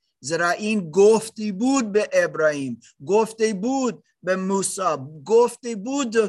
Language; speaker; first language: Persian; non-native, learner; German